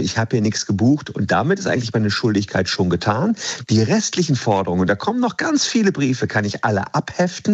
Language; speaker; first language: German; native; German